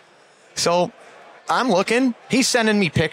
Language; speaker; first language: English; native; English